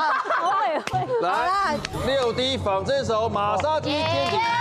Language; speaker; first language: Chinese; native; Chinese